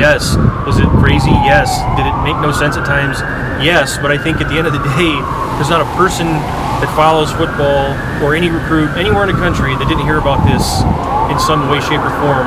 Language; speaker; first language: English; native; English